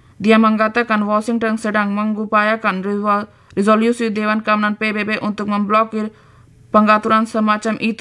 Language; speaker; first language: Indonesian; non-native, fluent; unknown